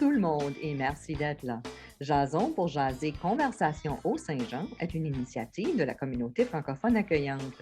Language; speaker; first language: French; native; French